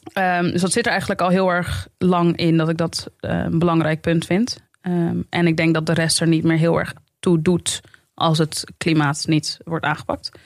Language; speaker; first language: Dutch; native; Dutch